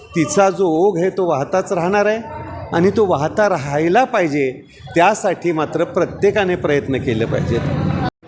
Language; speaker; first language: Marathi; native; Marathi